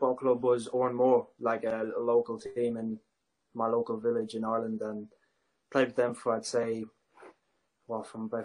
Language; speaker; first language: English; native; English